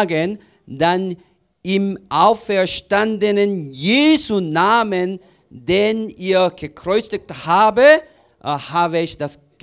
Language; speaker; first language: German; non-native, learner; Korean